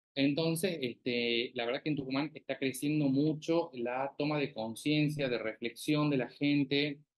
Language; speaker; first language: Spanish; native; Spanish